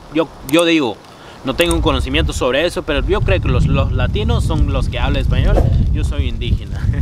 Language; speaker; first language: Spanish; non-native, fluent; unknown